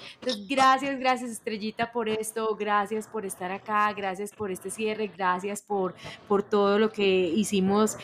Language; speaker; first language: Spanish; native; Spanish